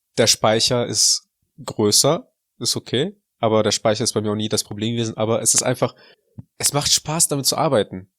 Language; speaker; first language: German; early bilingual, other home language; Russian